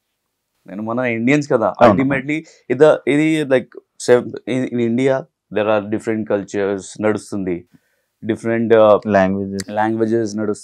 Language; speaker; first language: Telugu; non-native, learner; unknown